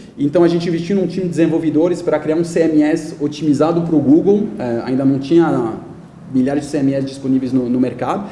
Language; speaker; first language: Portuguese; non-native, fluent; French